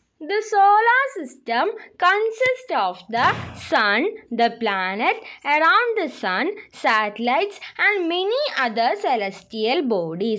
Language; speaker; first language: English; non-native, local second language; Malayalam